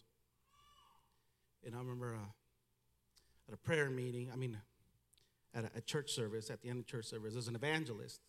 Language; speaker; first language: English; early bilingual, other home language; Spanish